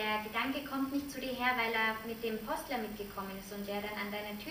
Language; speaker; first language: German; native; German